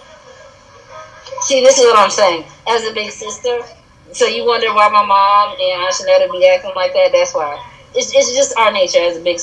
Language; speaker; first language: English; native; English